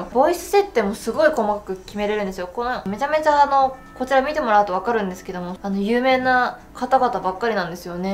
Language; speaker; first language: Japanese; native; Japanese